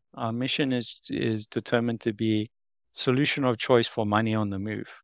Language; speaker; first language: English; native; English